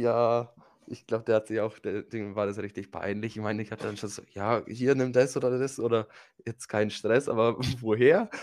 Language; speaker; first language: German; native; German